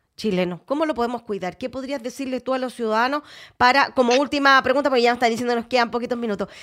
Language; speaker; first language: Spanish; native; Spanish